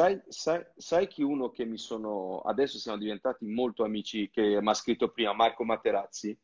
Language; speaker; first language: Italian; non-native, fluent; French